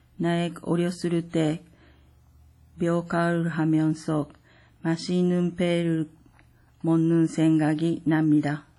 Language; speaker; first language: Korean; non-native, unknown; Japanese